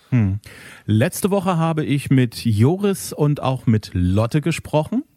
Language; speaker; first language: German; native; German